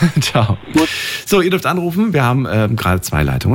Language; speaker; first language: German; native; German